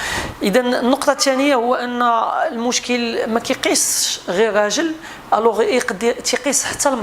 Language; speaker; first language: Arabic; native; Arabic